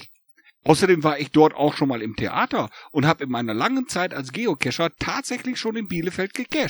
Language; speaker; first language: German; native; German